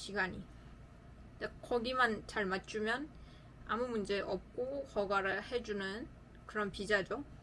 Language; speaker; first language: Korean; non-native, fluent; Uzbek